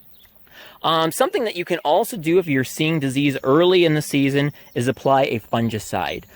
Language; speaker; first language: English; native; English